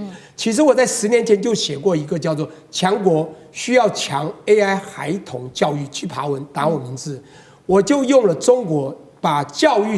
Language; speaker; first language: Chinese; native; Chinese